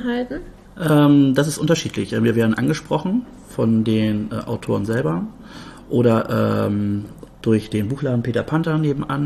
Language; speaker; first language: German; native; German